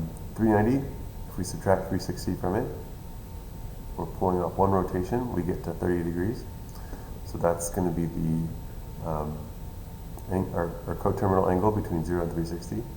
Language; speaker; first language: English; native; English